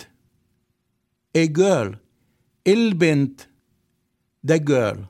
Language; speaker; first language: English; non-native, fluent; Arabic